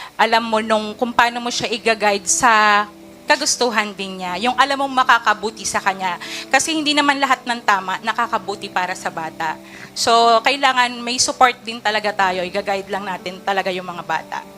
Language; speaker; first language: Filipino; native; Filipino